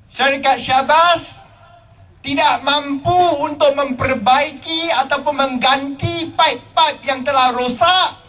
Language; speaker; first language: Malay; non-native, local second language; Chinese